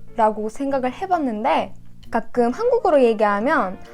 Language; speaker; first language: Korean; non-native, fluent; Russian